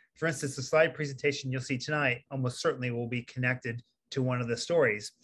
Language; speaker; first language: English; native; English